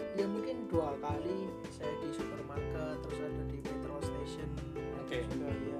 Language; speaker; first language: Indonesian; native; Indonesian